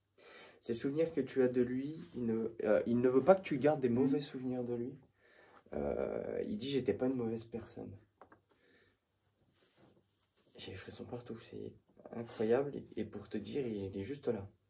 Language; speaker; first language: French; native; French